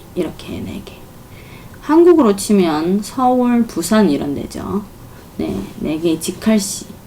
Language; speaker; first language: Korean; non-native, fluent; Chinese